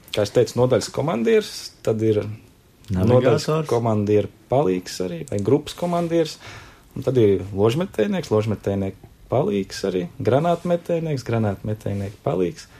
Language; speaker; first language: Latvian; native; Latvian